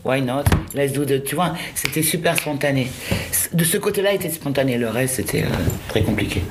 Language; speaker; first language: French; native; French